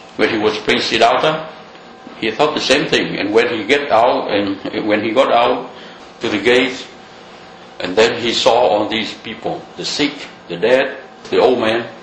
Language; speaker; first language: English; non-native, fluent; Vietnamese